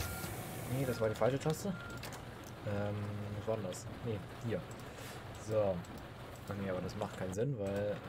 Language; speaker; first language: German; native; German